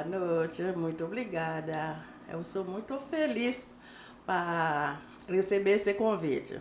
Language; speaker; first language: Portuguese; non-native, learner; Haitian Creole